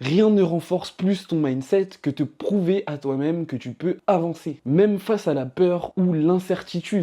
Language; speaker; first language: French; native; French